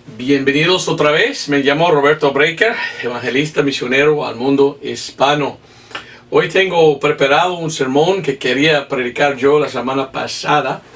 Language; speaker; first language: Spanish; non-native, fluent; English